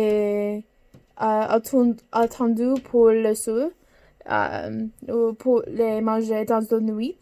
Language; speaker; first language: French; non-native, learner; English